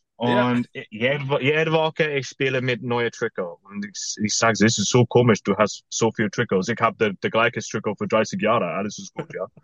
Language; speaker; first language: German; non-native, fluent; English